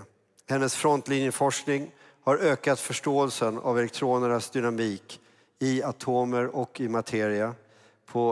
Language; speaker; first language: Swedish; native; Swedish